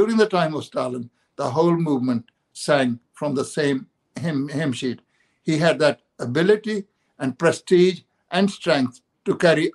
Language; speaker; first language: English; non-native, local second language; Punjabi